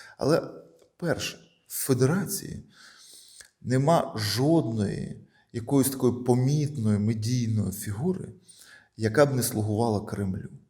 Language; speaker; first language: Ukrainian; non-native, local second language; Russian